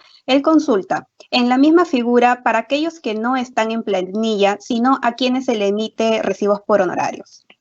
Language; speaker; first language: Spanish; native; Spanish